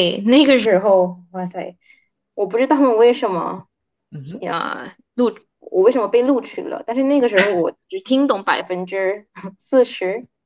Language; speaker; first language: Chinese; early bilingual, heritage; Chinese